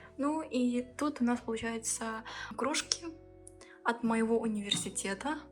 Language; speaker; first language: Russian; early bilingual, heritage; Russian